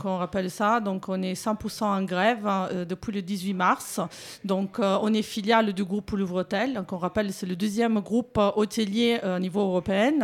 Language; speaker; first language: French; native; French